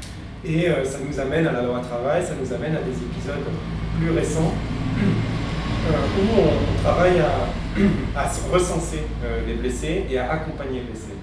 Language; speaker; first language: French; native; French